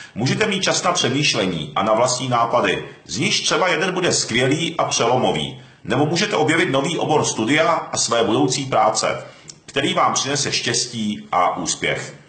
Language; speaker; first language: Czech; early bilingual, other home language; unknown